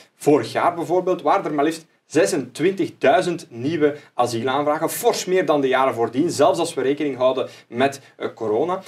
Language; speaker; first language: Dutch; native; Dutch